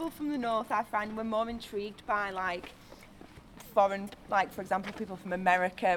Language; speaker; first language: English; native; English